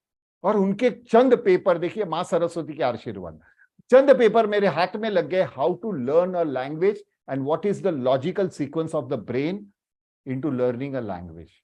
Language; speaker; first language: Hindi; native; Hindi